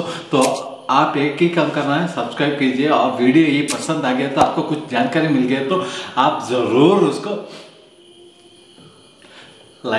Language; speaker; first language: Hindi; non-native, local second language; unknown